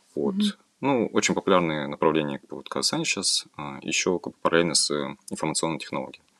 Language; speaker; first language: Russian; non-native, fluent; Kazakh